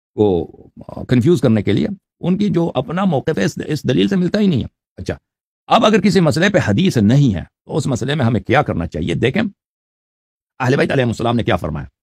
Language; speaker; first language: Urdu; native; Urdu